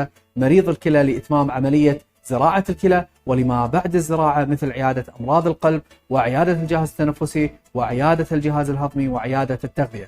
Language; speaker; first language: Arabic; native; Arabic